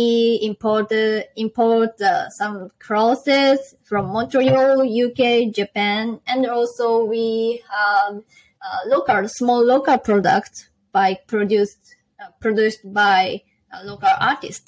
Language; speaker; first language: English; non-native, learner; Japanese